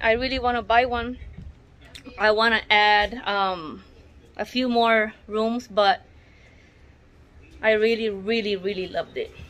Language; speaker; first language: English; non-native, local second language; Spanish